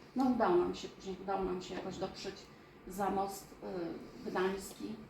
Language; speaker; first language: Polish; native; Polish